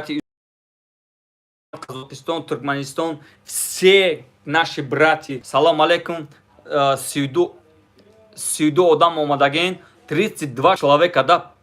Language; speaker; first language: Russian; non-native, learner; Tajik